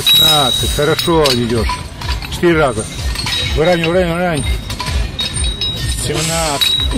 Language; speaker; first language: Russian; native; Russian